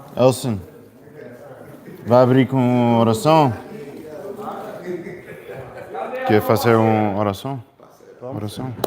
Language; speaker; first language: Portuguese; non-native, learner; Spanish